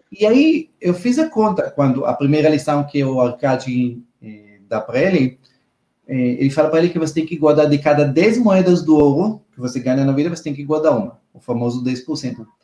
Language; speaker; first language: Portuguese; non-native, fluent; Hebrew